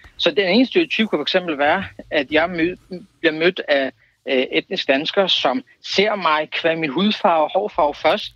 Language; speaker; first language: Danish; early bilingual, other home language; Kurdish